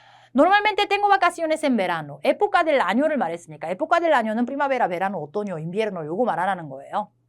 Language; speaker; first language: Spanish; non-native, fluent; Korean